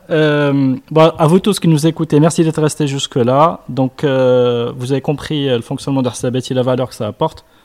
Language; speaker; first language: French; non-native, local second language; Arabic